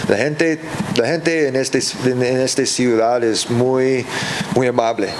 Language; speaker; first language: Spanish; early bilingual, heritage; English